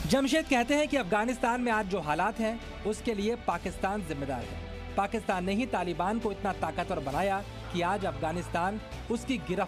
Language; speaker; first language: Hindi; native; Hindi